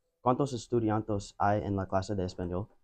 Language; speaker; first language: Spanish; non-native, learner; English